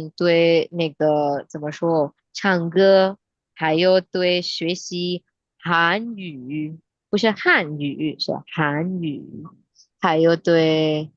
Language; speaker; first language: Chinese; non-native, fluent; Hindi